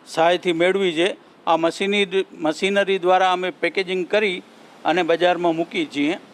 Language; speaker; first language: Gujarati; native; Gujarati